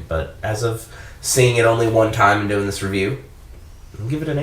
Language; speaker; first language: English; native; English